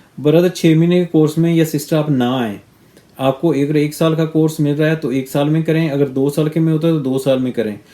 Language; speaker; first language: Urdu; non-native, local second language; Punjabi